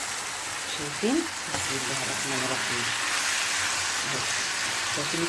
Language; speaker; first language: Arabic; native; Arabic